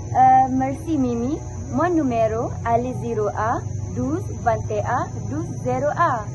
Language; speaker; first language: French; non-native, learner; Malay